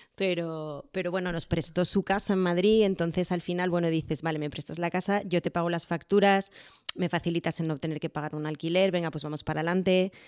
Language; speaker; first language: Spanish; native; Spanish